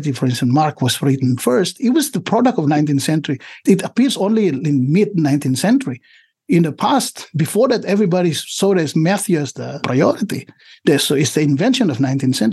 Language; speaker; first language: English; non-native, fluent; Indonesian